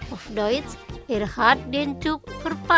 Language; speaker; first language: German; non-native, fluent; Indonesian